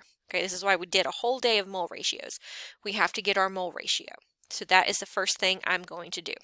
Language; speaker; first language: English; native; English